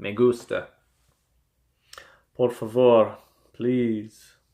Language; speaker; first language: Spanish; non-native, learner; English